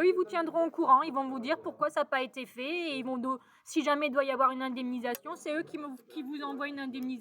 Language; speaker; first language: French; native; French